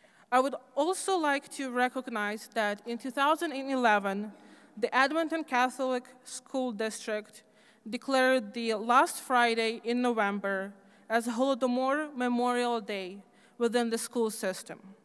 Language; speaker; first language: English; native; English